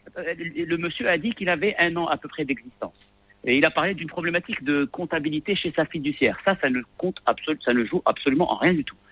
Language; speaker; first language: French; non-native, local second language; Arabic